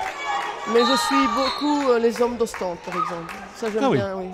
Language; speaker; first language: French; native; French